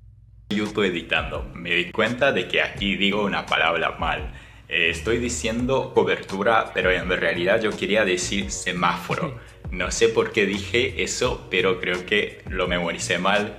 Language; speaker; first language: Spanish; non-native, fluent; Japanese